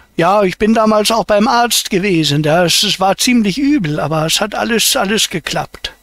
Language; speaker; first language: German; native; German